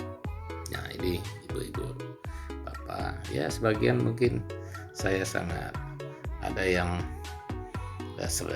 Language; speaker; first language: Indonesian; non-native, local second language; Minangkabau